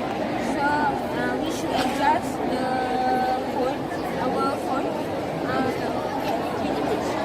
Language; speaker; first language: English; non-native, local second language; Malay